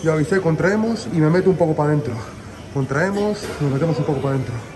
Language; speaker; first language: Spanish; native; Spanish